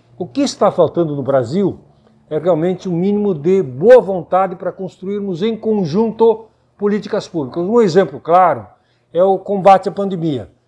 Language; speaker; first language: Portuguese; native; Portuguese